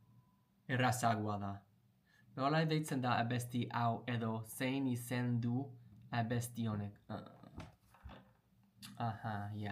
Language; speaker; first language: Basque; non-native, learner; English